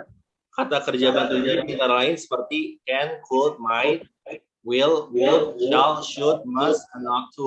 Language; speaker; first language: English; non-native, learner; Indonesian